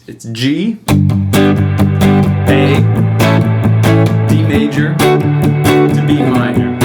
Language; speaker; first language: English; native; English